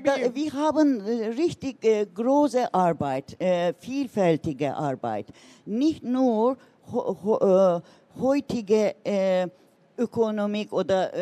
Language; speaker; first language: German; non-native, learner; Turkish